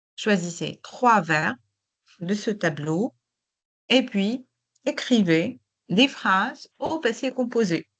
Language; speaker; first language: French; non-native, local second language; Arabic